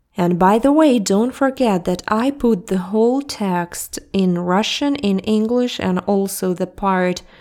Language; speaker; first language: English; non-native, fluent; Russian